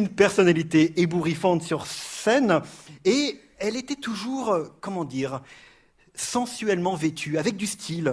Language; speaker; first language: French; native; French